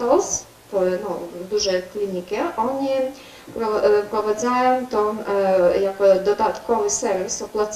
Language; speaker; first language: Polish; non-native, learner; Ukrainian